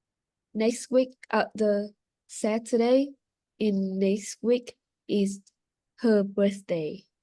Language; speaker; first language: English; non-native, learner; Vietnamese